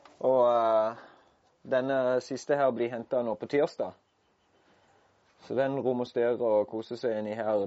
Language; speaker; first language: Norwegian; native; Norwegian